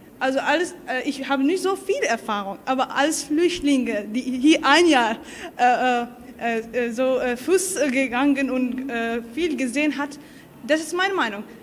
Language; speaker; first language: German; non-native, learner; Arabic